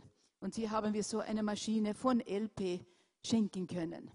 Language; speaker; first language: German; non-native, fluent; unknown